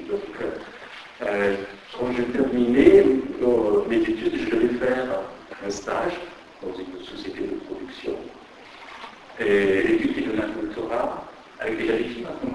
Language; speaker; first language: French; non-native, fluent; Persian